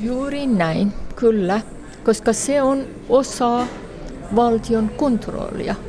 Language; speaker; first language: Finnish; non-native, fluent; Persian